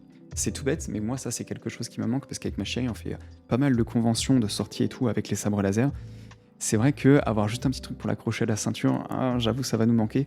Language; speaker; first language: French; native; French